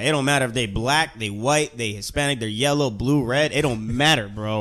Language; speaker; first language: English; early bilingual, other home language; Spanish